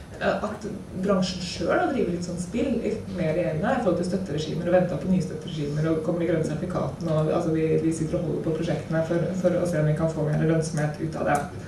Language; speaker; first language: Norwegian; native; Norwegian